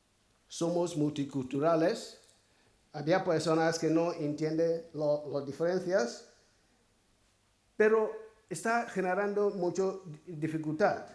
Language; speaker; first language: Spanish; non-native, fluent; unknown